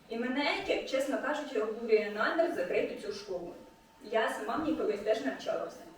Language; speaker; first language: Ukrainian; native; Ukrainian